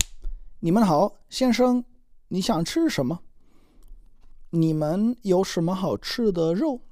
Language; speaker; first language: Chinese; non-native, learner; English